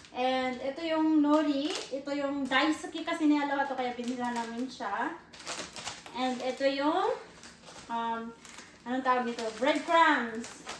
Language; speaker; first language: Filipino; native; Filipino